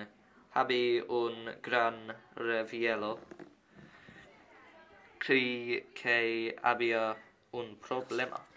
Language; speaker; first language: Spanish; non-native, learner; English